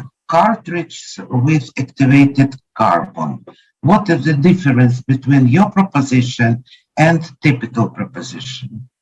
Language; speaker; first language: English; non-native, learner; Ukrainian